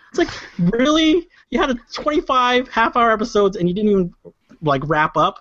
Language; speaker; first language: English; native; English